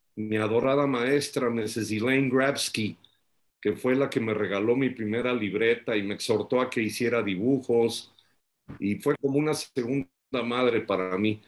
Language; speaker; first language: Spanish; native; Spanish